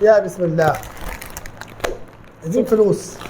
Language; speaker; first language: Arabic; native; Arabic